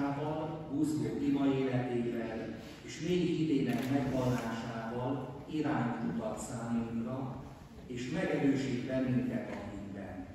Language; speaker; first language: Hungarian; native; Hungarian